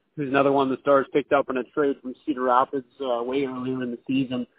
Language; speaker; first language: English; native; English